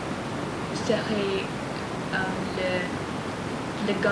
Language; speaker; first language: French; non-native, learner; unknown